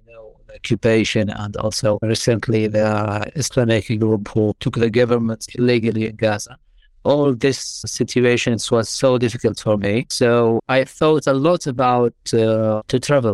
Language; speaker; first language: English; non-native, fluent; Arabic